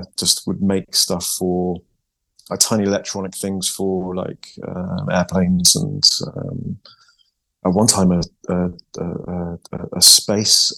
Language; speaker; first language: English; native; English